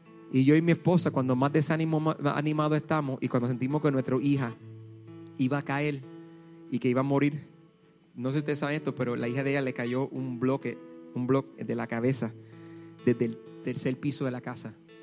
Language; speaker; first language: Spanish; native; Spanish